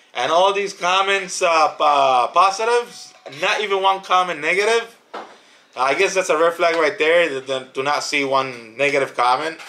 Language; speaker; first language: English; native; English